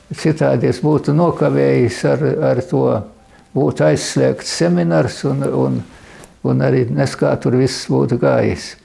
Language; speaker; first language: Latvian; native; Latvian